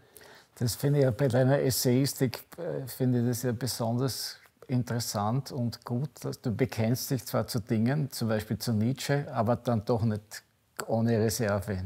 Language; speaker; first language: German; native; German